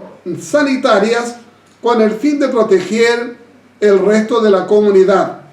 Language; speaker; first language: Spanish; native; Spanish